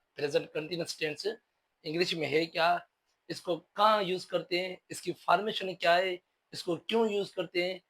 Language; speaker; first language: Urdu; non-native, local second language; Sindhi